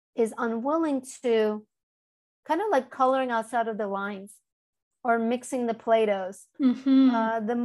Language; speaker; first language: English; early bilingual, other home language; Turkish